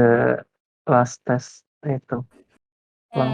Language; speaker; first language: English; non-native, learner; Indonesian